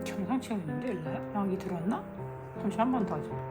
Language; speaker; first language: Korean; native; Korean